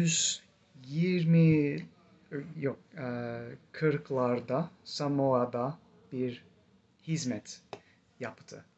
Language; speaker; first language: Turkish; non-native, fluent; English